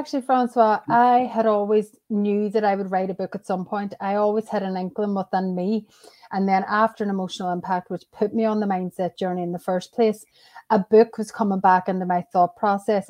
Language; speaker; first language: English; native; English